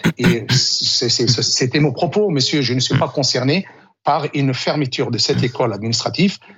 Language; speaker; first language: French; non-native, local second language; Arabic